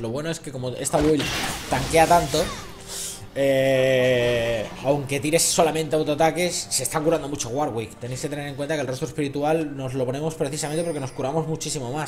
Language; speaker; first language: Spanish; native; Spanish